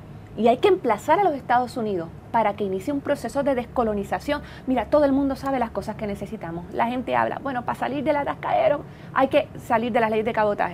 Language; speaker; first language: Spanish; native; Spanish